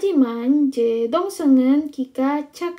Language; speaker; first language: Korean; non-native, fluent; Indonesian